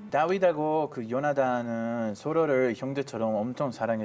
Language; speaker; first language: Korean; non-native, fluent; Hebrew